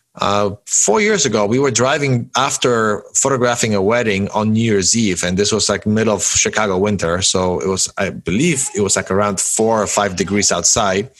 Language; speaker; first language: English; early bilingual, other home language; Polish